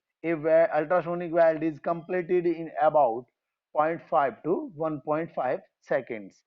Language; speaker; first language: English; non-native, local second language; Hindi